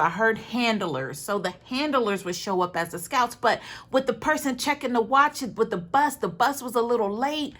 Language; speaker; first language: English; native; English